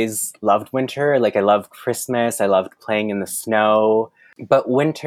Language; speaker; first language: English; non-native, fluent; French